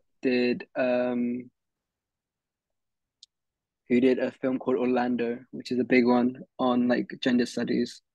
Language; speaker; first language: English; early bilingual, other home language; Hindi